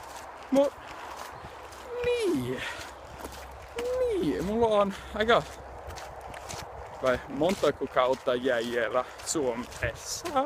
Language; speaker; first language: Finnish; non-native, learner; English